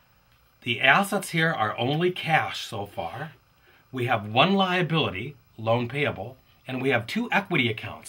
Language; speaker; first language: English; native; English